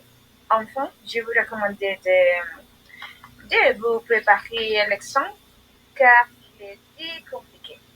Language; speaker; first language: French; non-native, learner; Spanish